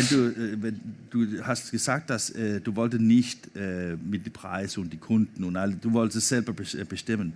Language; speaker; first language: German; non-native, learner; Danish